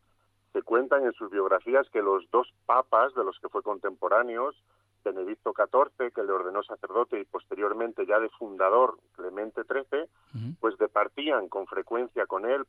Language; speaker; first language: Spanish; native; Spanish